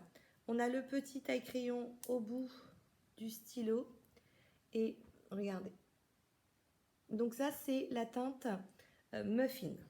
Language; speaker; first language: French; native; French